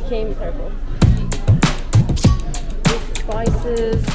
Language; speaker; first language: English; non-native, fluent; Persian